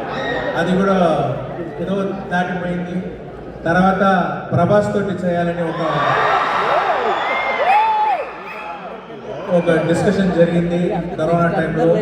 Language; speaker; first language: Telugu; non-native, local second language; Tamil